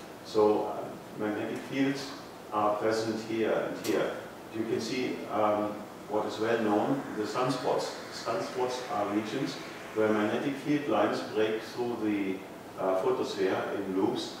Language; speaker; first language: English; non-native, fluent; German